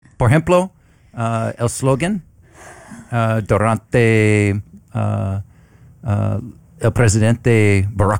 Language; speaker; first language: Spanish; non-native, learner; English